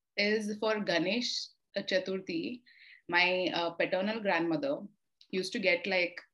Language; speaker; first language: English; non-native, local second language; Telugu